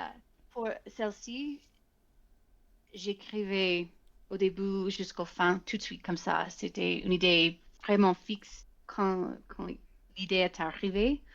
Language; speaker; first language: French; non-native, fluent; English